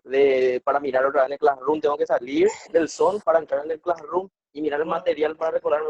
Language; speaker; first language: Spanish; native; Spanish